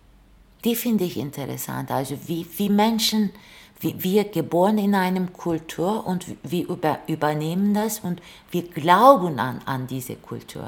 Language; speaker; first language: German; non-native, fluent; Turkish